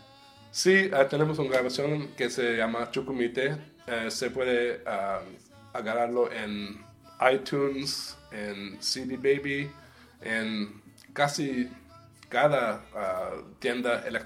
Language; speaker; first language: Spanish; early bilingual, heritage; Spanish